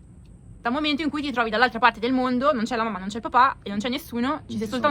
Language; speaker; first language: Italian; native; Italian